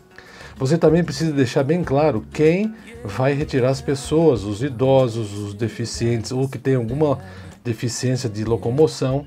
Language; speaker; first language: Portuguese; native; Portuguese